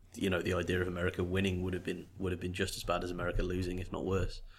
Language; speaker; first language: English; native; English